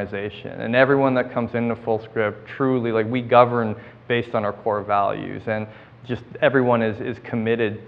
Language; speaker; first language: English; native; English